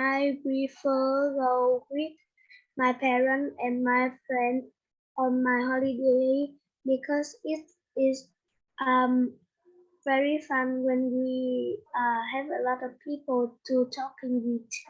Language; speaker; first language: English; non-native, learner; Vietnamese